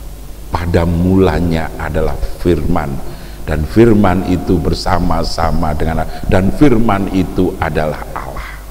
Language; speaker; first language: Indonesian; native; Indonesian